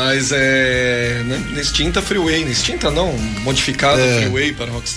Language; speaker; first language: Portuguese; native; Portuguese